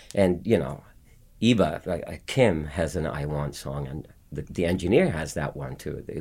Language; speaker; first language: English; non-native, local second language; Filipino